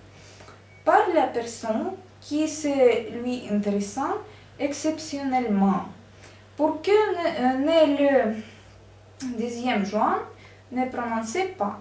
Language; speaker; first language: French; non-native, learner; Russian